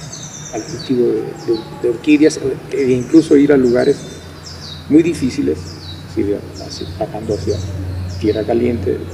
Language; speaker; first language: Spanish; native; Spanish